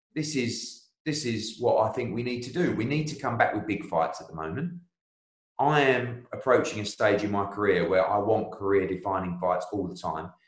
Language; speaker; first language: English; native; English